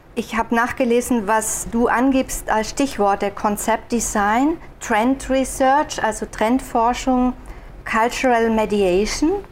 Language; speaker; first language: German; native; German